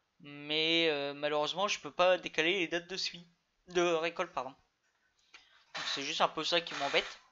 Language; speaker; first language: French; native; French